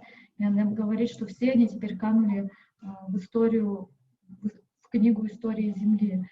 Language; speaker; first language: Russian; native; Russian